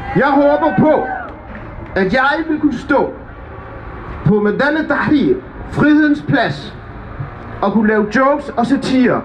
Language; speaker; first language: Danish; early bilingual, other home language; Arabic